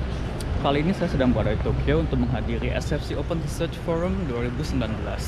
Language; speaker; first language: Indonesian; native; Indonesian